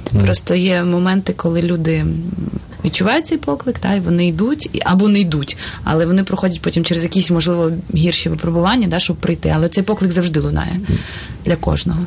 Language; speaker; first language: Ukrainian; non-native, local second language; Russian